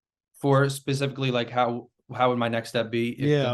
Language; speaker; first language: English; native; English